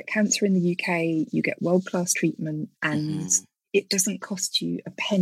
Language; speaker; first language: English; native; English